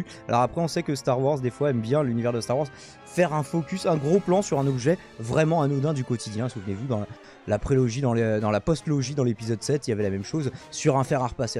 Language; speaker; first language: French; native; French